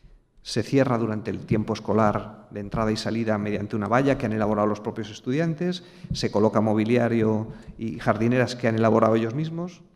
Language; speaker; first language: Spanish; native; Spanish